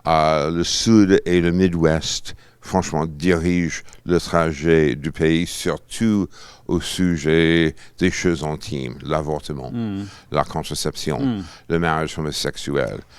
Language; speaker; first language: French; non-native, fluent; English